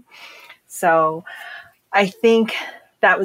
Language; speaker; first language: English; native; English